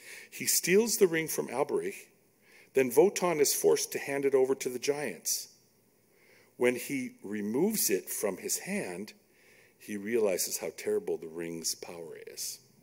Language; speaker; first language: English; native; English